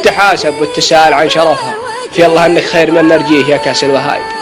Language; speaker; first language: Arabic; native; Arabic